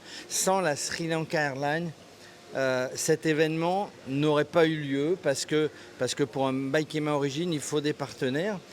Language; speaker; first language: French; native; French